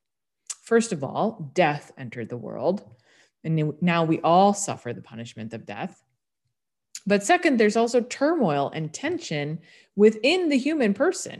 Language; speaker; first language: English; native; English